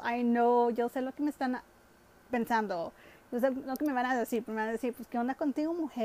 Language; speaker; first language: Spanish; early bilingual, heritage; Spanish